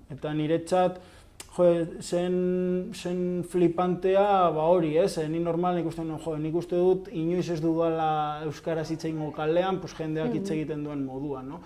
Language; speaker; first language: Basque; non-native, local second language; Spanish